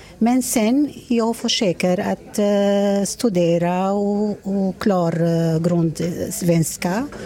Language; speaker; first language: Swedish; non-native, learner; Arabic